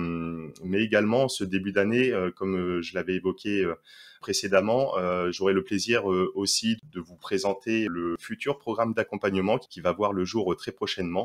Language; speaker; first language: French; native; French